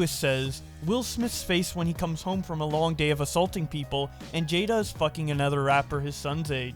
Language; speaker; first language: English; native; English